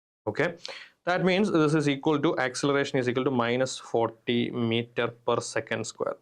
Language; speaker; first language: English; non-native, local second language; Malayalam